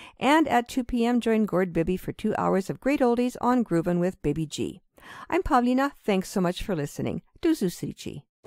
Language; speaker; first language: English; native; English